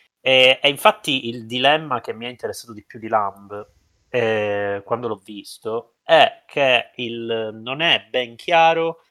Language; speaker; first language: Italian; native; Italian